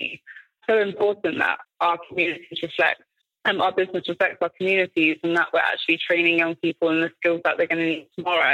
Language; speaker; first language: English; native; English